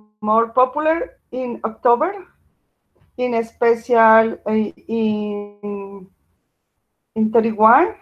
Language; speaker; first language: English; non-native, learner; Spanish